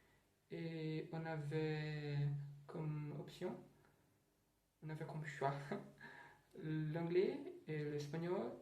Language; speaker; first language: French; non-native, learner; Portuguese